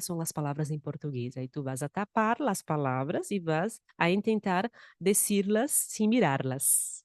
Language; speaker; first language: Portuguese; non-native, fluent; Spanish